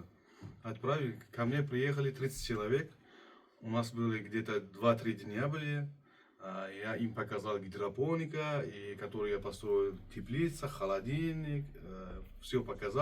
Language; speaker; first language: Russian; non-native, fluent; Uzbek